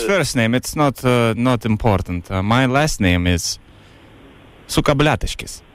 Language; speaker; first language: English; non-native, learner; Lithuanian